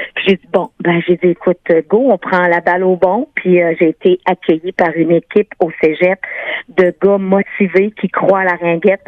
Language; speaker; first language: French; native; French